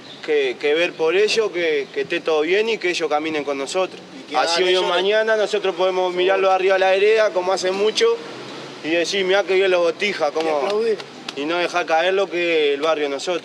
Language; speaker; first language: Spanish; native; Spanish